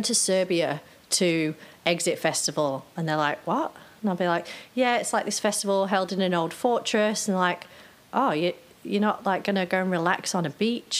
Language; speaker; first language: English; native; English